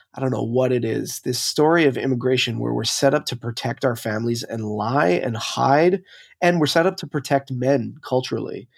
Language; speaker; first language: English; native; English